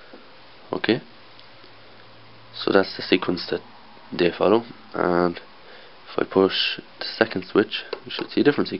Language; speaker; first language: English; native; English